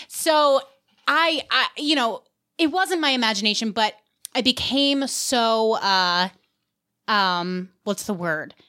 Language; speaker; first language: English; native; English